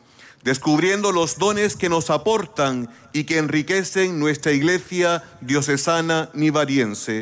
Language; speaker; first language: Spanish; native; Spanish